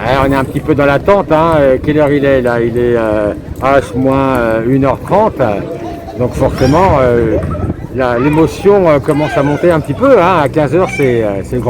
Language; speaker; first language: French; native; French